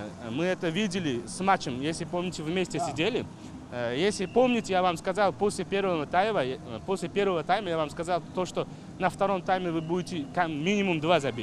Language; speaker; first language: Russian; non-native, fluent; Uzbek